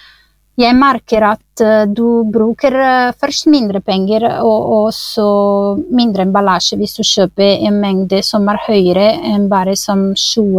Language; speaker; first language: Norwegian; non-native, fluent; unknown